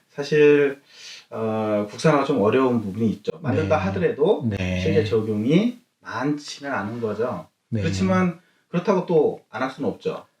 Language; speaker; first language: Korean; native; Korean